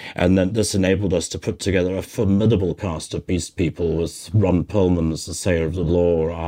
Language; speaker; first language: English; native; English